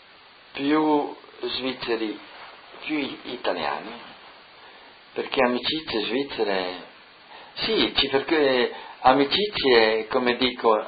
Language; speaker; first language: Italian; non-native, local second language; Friulian